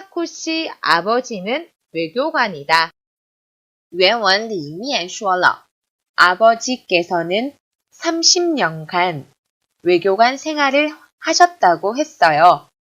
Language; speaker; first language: Korean; non-native, fluent; Chinese